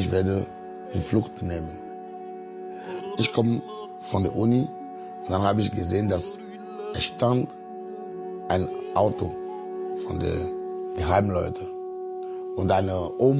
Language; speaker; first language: German; non-native, fluent; Ewe